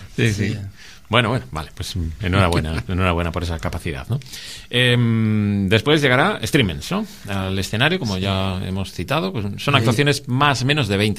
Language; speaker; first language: Spanish; native; Spanish